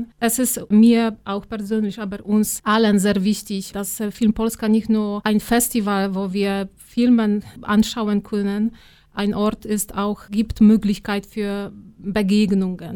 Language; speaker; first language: German; non-native, fluent; Polish